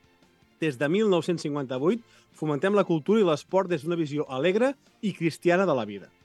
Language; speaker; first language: Catalan; native; Catalan